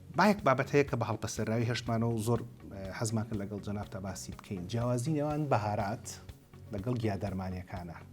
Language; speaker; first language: Central Kurdish; native; Central Kurdish